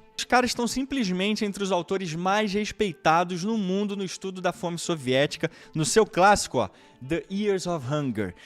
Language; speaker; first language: Portuguese; native; Portuguese